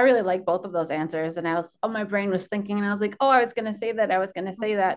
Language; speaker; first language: English; early bilingual, other home language; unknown